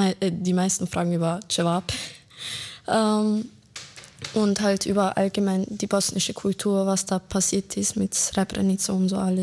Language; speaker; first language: German; early bilingual, other home language; Bosnian